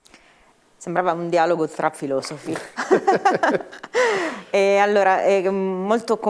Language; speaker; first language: Italian; native; Italian